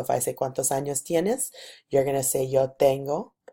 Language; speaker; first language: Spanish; non-native, fluent; English